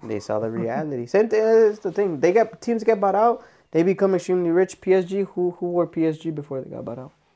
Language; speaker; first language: English; early bilingual, other home language; Spanish